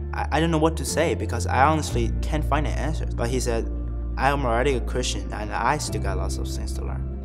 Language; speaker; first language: English; non-native, fluent; Chinese